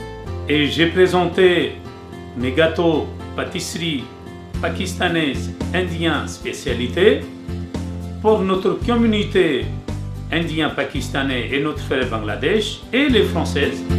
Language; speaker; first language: French; non-native, learner; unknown